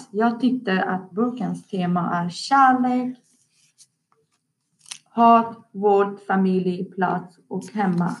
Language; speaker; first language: Swedish; non-native, learner; Persian